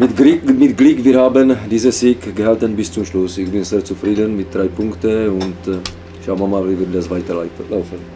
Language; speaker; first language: German; non-native, learner; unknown